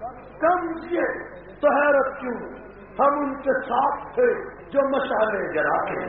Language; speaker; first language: Urdu; native; Urdu